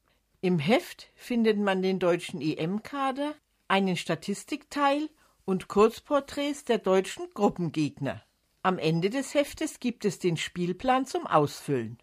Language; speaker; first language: German; native; German